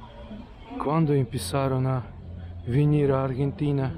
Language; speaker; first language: Spanish; non-native, learner; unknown